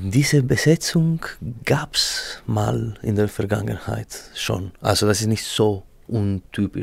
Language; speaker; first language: German; non-native, fluent; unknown